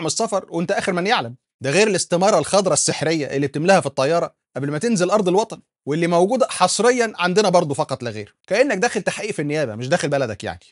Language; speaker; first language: Arabic; native; Arabic